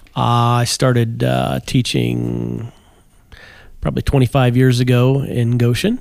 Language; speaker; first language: English; native; English